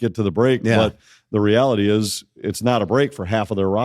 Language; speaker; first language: English; native; English